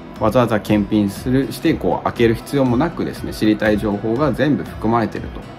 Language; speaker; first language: Japanese; native; Japanese